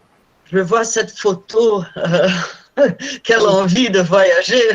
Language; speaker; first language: French; non-native, fluent; Portuguese